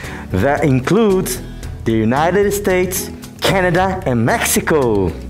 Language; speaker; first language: English; non-native, fluent; Portuguese